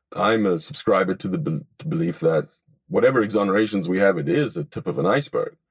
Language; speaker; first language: English; non-native, fluent; Hebrew